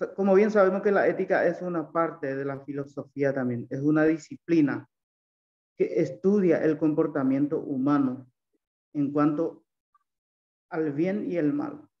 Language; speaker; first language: Spanish; native; Spanish